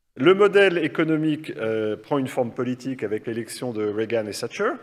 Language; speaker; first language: French; native; French